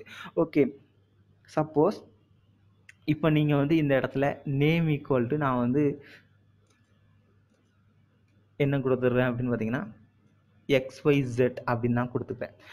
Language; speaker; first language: Tamil; native; Tamil